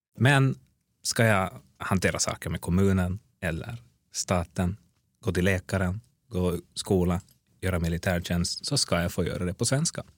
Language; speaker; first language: Swedish; native; Swedish